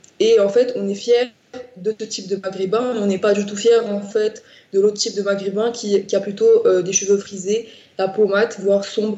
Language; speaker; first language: French; non-native, local second language; Arabic